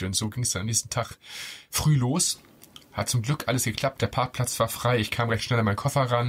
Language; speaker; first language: German; native; German